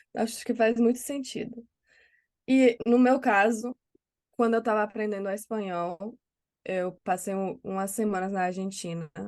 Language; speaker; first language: Portuguese; non-native, fluent; English